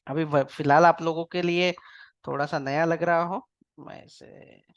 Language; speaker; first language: Hindi; non-native, local second language; Marathi